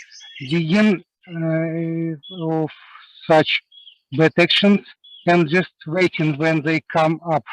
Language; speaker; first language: English; non-native, learner; Russian